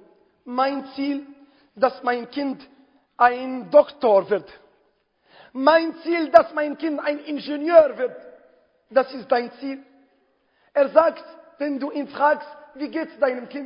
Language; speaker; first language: German; non-native, fluent; Arabic